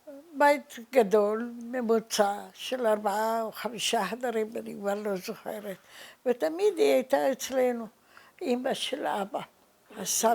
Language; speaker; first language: Hebrew; early bilingual, other home language; Arabic